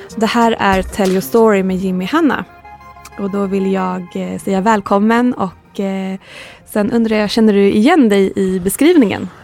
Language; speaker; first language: Swedish; native; Swedish